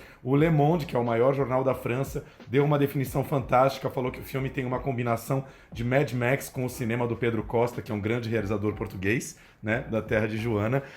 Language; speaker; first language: Portuguese; native; Portuguese